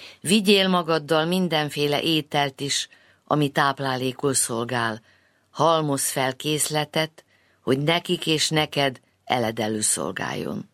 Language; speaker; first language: Hungarian; native; Hungarian